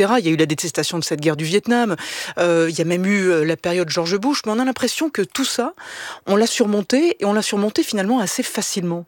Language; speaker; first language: French; native; French